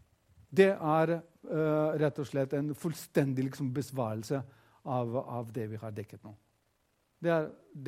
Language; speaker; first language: Norwegian; non-native, fluent; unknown